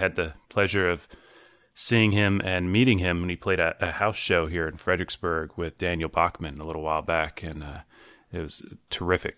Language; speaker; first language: English; native; English